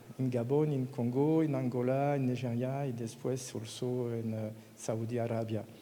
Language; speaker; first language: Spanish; non-native, learner; French